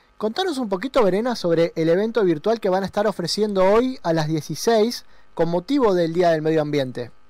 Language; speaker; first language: Spanish; native; Spanish